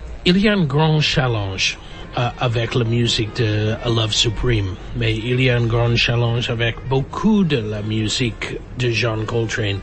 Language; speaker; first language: French; non-native, fluent; English